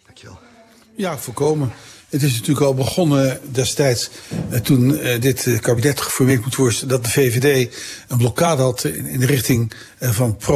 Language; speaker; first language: Dutch; native; Dutch